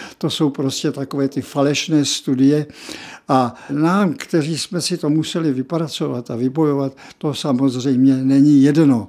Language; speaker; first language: Czech; native; Czech